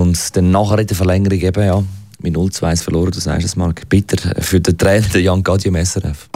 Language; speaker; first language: German; native; German